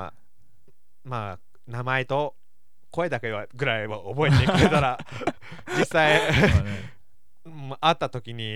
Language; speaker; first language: Japanese; native; Japanese